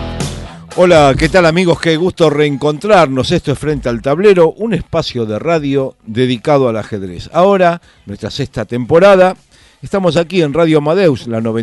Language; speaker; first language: Spanish; native; Spanish